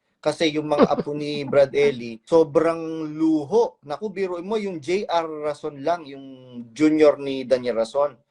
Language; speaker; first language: Filipino; native; Filipino